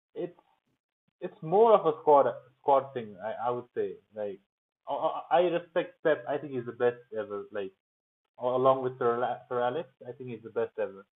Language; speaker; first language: English; non-native, local second language; Nepali